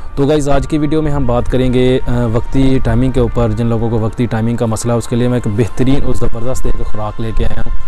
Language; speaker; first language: Urdu; non-native, local second language; Punjabi